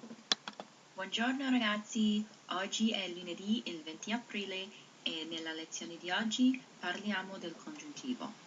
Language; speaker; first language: Italian; non-native, fluent; English